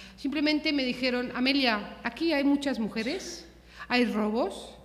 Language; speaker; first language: Spanish; early bilingual, other home language; Romanian